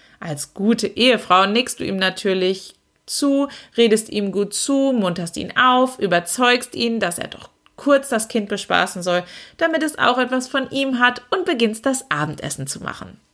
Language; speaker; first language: German; native; German